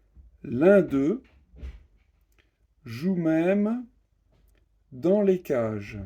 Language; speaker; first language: French; native; French